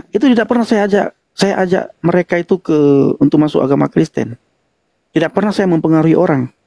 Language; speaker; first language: Indonesian; non-native, local second language; Achinese